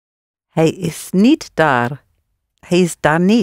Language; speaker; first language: Dutch; non-native, learner; English